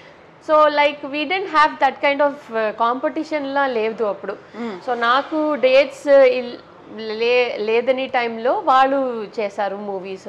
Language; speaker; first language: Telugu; non-native, local second language; Tamil